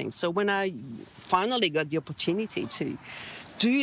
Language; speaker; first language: English; non-native, fluent; French